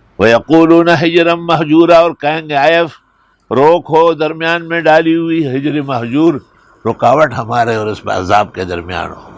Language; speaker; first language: Urdu; non-native, local second language; Pashto